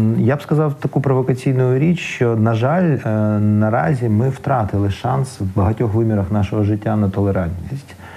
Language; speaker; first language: Ukrainian; non-native, local second language; Russian